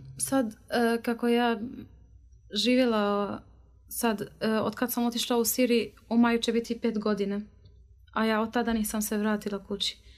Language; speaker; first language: Croatian; non-native, learner; Arabic